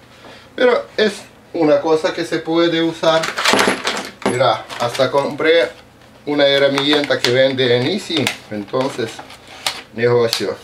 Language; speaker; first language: Spanish; non-native, learner; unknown